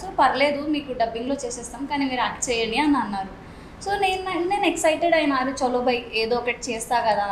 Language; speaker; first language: Telugu; non-native, local second language; Marathi